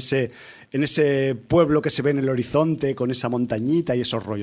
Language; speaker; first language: Spanish; native; Spanish